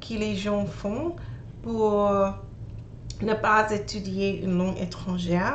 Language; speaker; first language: French; non-native, learner; English